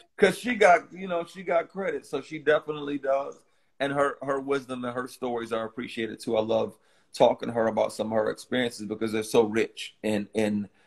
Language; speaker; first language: English; native; English